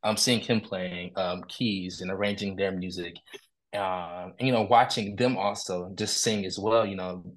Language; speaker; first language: English; native; English